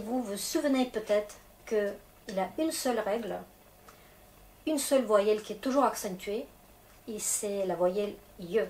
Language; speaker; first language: French; non-native, fluent; Russian